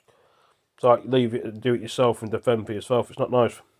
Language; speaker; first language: English; native; English